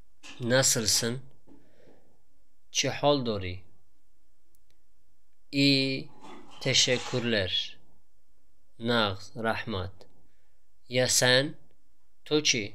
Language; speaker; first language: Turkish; non-native, fluent; Tajik